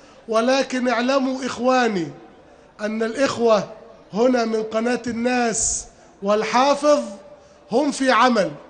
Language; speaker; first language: Arabic; native; Arabic